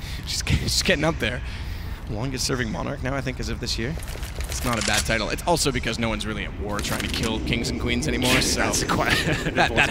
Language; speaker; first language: English; native; English